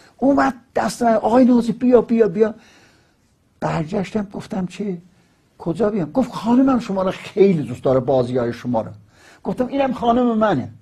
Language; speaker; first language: Persian; non-native, local second language; Azerbaijani